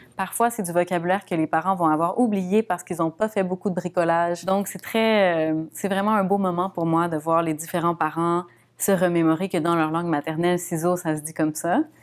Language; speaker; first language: French; native; French